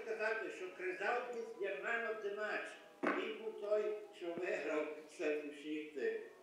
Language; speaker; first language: Ukrainian; early bilingual, heritage; Ukrainian